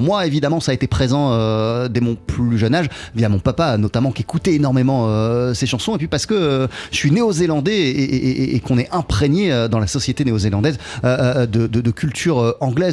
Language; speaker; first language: French; native; French